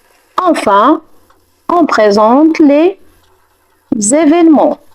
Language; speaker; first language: French; non-native, fluent; Arabic